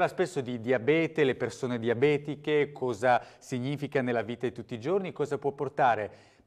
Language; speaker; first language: Italian; native; Italian